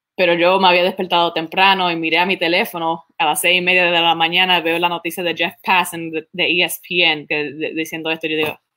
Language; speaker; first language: Spanish; early bilingual, heritage; Spanish